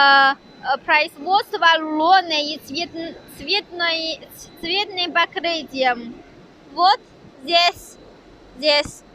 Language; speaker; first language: Russian; non-native, learner; Chinese